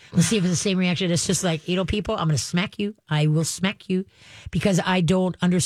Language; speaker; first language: English; native; English